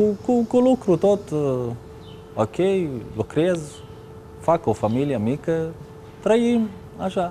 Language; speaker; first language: Romanian; non-native, learner; Arabic